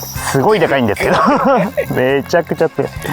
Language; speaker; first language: Japanese; native; Japanese